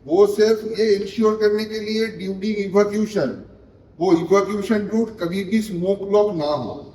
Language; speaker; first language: Hindi; non-native, local second language; Bangla